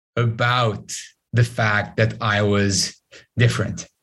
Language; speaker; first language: English; non-native, fluent; Arabic